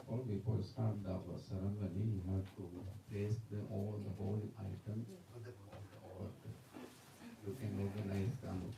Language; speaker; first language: English; non-native, fluent; Sinhala